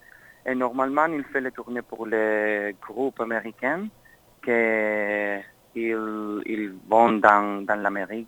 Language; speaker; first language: French; non-native, learner; Spanish